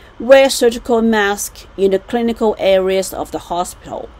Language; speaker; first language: English; non-native, local second language; Cantonese